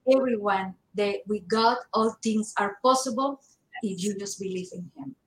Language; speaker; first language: English; non-native, learner; Spanish